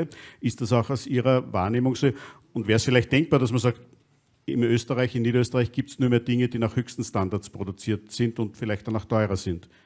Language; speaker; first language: German; native; German